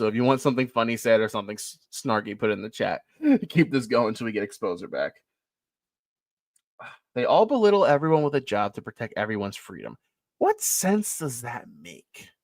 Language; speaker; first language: English; native; English